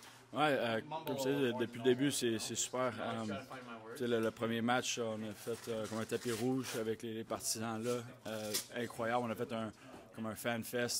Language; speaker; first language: French; native; French